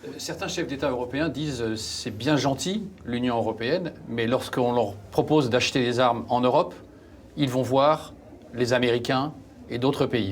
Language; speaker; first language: French; native; French